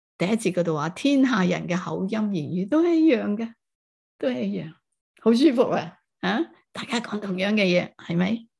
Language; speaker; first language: Chinese; non-native, local second language; Cantonese